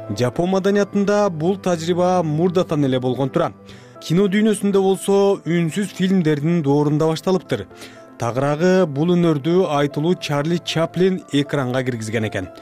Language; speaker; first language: Kyrgyz; native; Kyrgyz